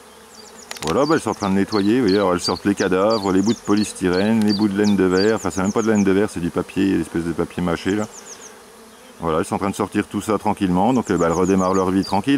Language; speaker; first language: French; native; French